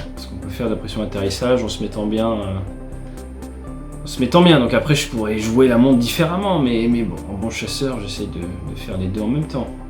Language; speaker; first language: French; native; French